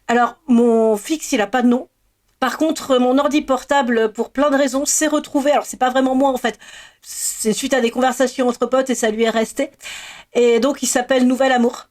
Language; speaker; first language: French; native; French